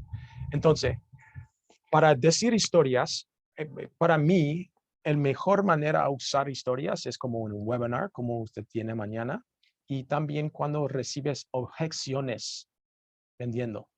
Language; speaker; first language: Spanish; non-native, learner; English